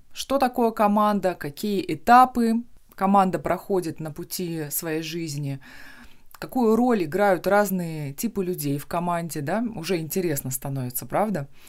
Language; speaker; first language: Russian; native; Russian